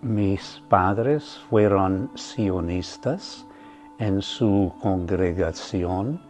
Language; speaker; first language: Spanish; non-native, fluent; German